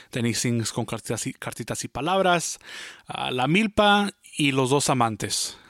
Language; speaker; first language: Spanish; early bilingual, heritage; Spanish